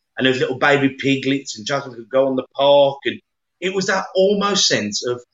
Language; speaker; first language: English; native; English